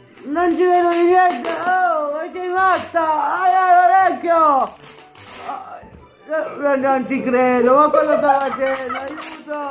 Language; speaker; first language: Italian; native; Italian